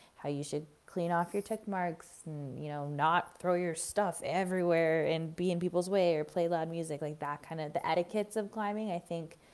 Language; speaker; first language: English; native; English